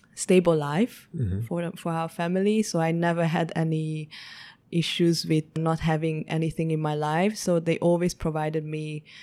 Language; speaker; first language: English; early bilingual, heritage; Hungarian